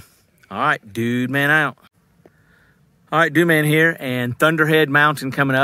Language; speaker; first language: English; native; English